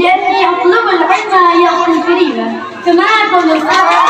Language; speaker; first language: Arabic; non-native, learner; Maranao